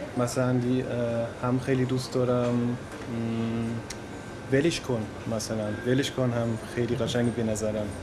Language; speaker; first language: Persian; non-native, learner; German